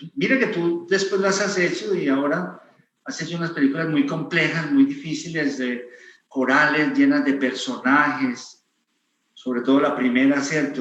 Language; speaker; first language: Spanish; native; Spanish